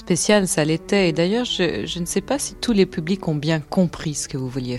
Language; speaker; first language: French; native; French